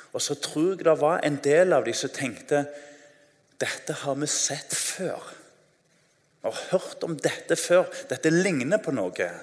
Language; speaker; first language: Norwegian; native; Norwegian